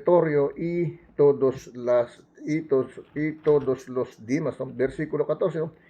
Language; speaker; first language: Spanish; non-native, learner; Filipino